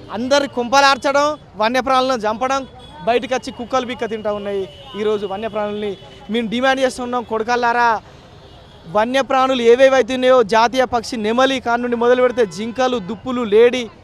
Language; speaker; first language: Telugu; native; Telugu